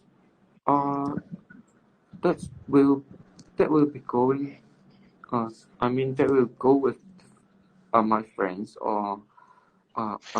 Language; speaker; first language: English; non-native, learner; Cantonese